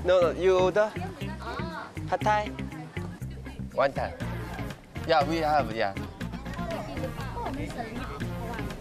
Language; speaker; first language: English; non-native, learner; Korean